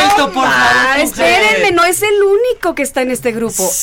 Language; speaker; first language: Spanish; native; Spanish